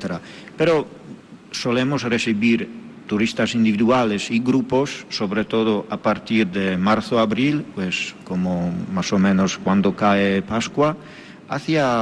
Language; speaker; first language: Spanish; non-native, fluent; Polish